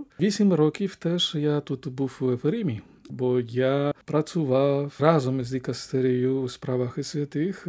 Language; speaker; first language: Ukrainian; non-native, fluent; Spanish